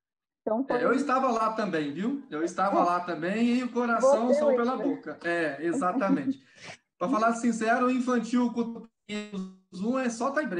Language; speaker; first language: Portuguese; native; Portuguese